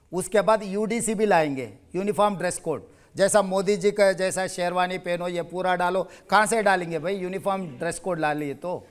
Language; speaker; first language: Hindi; non-native, local second language; Telugu